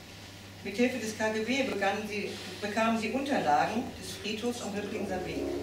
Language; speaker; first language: German; native; German